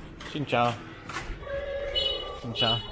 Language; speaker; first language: Vietnamese; non-native, learner; English